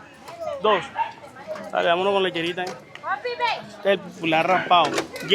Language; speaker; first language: Spanish; native; Spanish